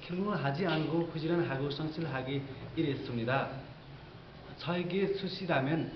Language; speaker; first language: Korean; non-native, learner; Nepali